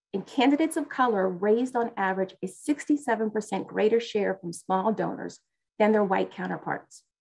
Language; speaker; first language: English; native; English